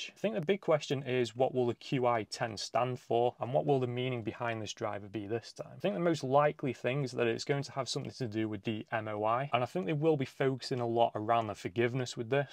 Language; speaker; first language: English; native; English